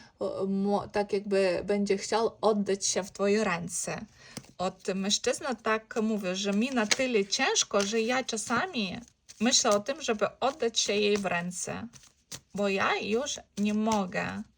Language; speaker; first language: Polish; non-native, learner; Ukrainian